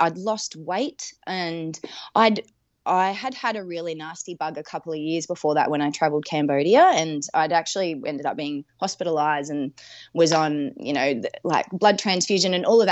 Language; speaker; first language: English; native; English